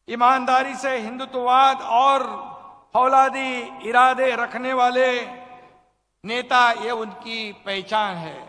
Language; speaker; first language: Hindi; non-native, local second language; Marathi